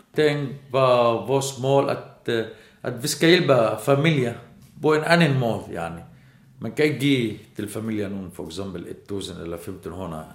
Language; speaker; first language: Danish; non-native, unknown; Arabic